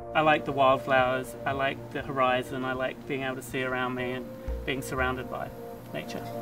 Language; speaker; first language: English; native; English